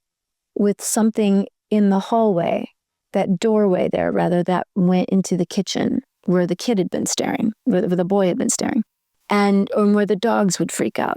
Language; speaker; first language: English; native; English